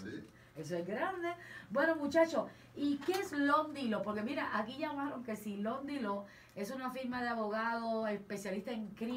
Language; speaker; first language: Spanish; native; Spanish